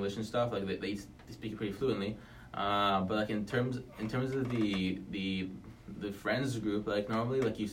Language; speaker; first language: English; non-native, local second language; Hebrew